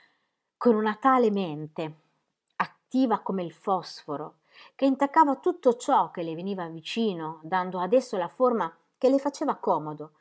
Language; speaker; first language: Italian; native; Italian